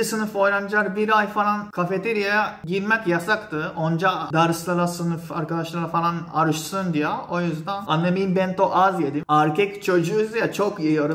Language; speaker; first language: Turkish; non-native, fluent; Japanese